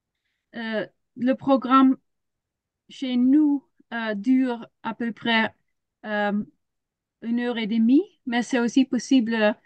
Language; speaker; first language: French; non-native, learner; Dutch